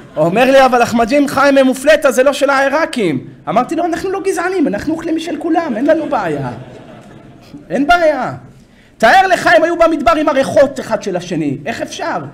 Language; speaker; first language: Hebrew; native; Hebrew